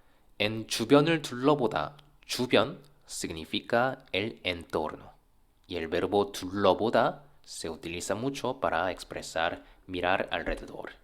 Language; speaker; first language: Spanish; non-native, fluent; Korean